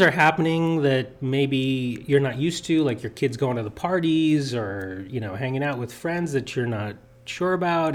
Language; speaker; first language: English; native; English